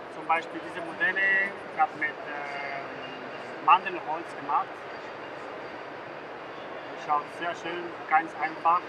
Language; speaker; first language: German; non-native, learner; Spanish